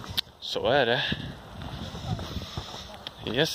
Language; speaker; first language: Swedish; native; Swedish